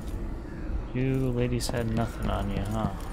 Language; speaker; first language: English; native; English